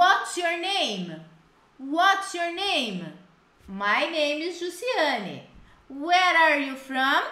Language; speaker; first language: English; non-native, fluent; Portuguese